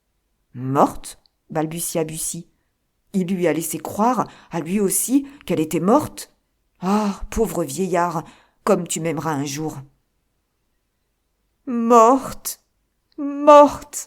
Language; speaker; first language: French; native; French